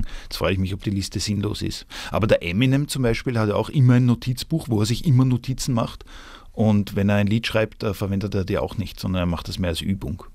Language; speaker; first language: German; native; German